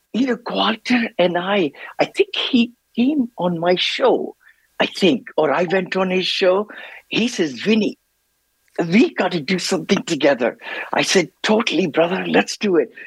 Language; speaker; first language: English; non-native, local second language; Hindi